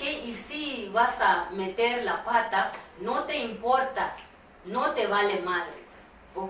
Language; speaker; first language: Spanish; non-native, fluent; Swahili